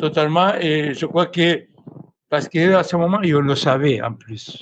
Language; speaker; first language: French; non-native, fluent; Spanish